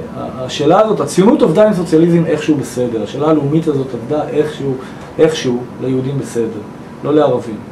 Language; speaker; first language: Hebrew; native; Hebrew